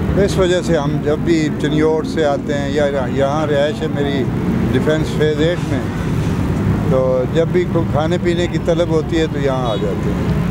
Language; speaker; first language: Urdu; non-native, local second language; Punjabi